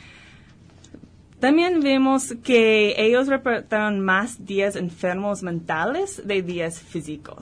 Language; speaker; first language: Spanish; early bilingual, heritage; Spanish